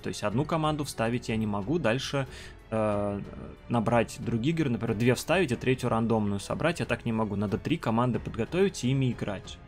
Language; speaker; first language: Russian; native; Russian